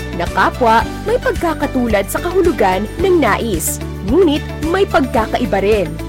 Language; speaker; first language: Filipino; native; Filipino